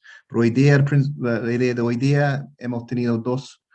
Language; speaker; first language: Spanish; non-native, fluent; English